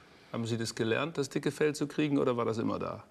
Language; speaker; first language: German; native; German